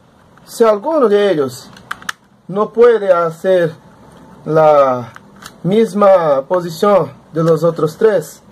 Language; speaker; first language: Spanish; non-native, learner; Portuguese